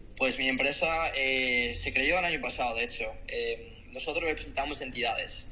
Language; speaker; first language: Spanish; non-native, fluent; Korean